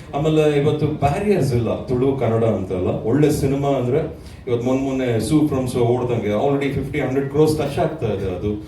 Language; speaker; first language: Kannada; native; Kannada